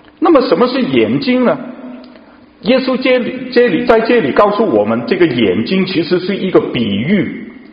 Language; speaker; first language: Chinese; non-native, local second language; Cantonese